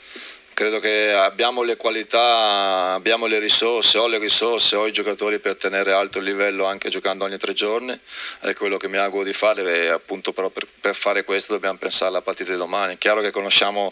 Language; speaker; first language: Italian; native; Italian